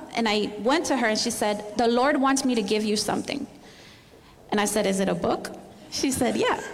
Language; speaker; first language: English; non-native, fluent; Spanish